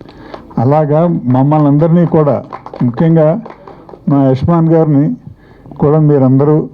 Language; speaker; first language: Telugu; native; Telugu